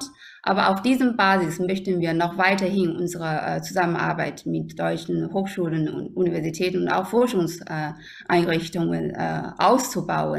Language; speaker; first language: German; non-native, fluent; Chinese